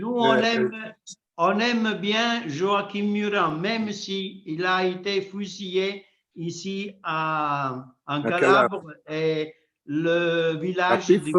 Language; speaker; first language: French; non-native, fluent; Italian